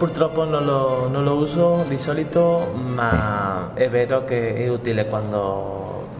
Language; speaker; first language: Italian; non-native, learner; Spanish